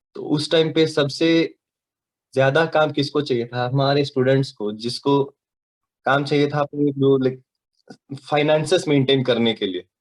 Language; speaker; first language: Hindi; non-native, local second language; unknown